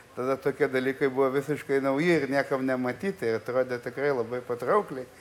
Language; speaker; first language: Lithuanian; early bilingual, other home language; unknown